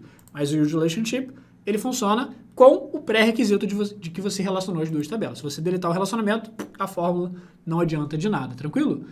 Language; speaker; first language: Portuguese; native; Portuguese